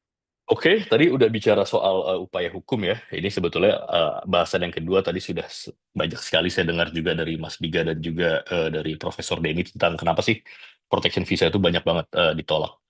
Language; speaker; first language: Indonesian; native; Indonesian